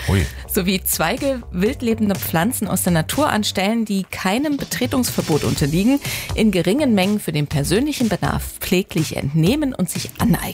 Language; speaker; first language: German; native; German